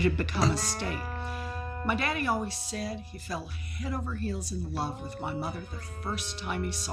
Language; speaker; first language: English; native; English